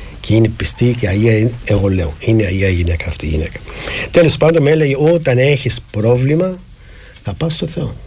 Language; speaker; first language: Greek; non-native, fluent; Arabic